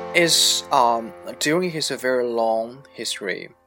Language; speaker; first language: English; non-native, fluent; Chinese